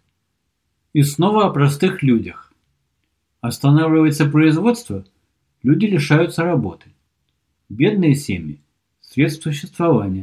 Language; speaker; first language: Russian; native; Russian